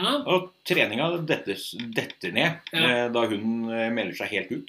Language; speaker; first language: Norwegian; native; Norwegian